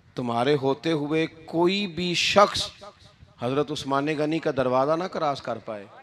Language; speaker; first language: Urdu; non-native, local second language; Punjabi